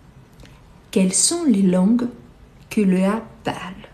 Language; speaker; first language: French; non-native, fluent; Portuguese